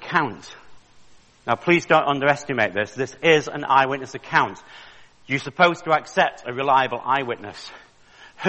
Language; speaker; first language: English; native; English